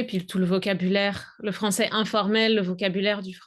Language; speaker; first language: French; native; French